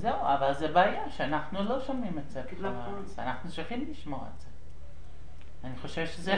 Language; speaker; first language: Hebrew; non-native, fluent; English